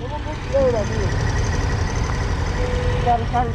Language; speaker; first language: Spanish; non-native, local second language; Catalan